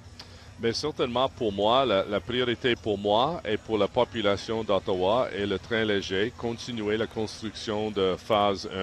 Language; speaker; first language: French; non-native, local second language; English